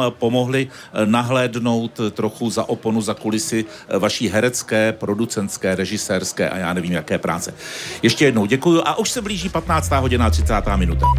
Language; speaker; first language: Czech; native; Czech